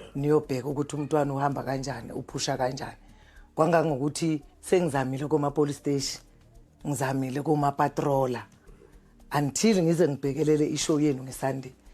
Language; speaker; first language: Zulu; native; Zulu